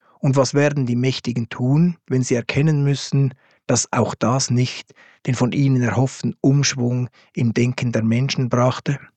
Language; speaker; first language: German; native; German